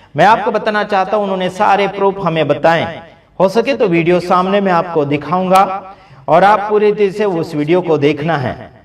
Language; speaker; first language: Hindi; non-native, local second language; Gujarati